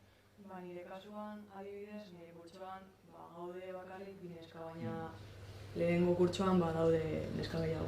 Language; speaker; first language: Basque; non-native, local second language; Spanish